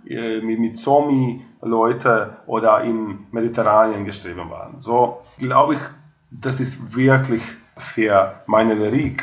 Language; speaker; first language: German; non-native, fluent; Croatian